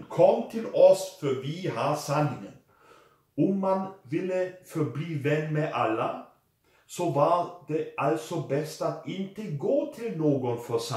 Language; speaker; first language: Swedish; non-native, fluent; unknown